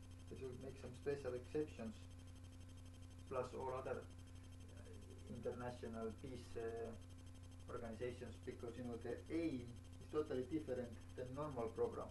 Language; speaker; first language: English; non-native, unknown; Estonian